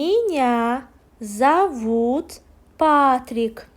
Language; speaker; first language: Russian; non-native, learner; Azerbaijani